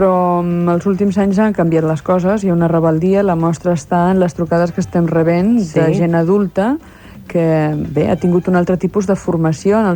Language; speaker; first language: Catalan; native; Catalan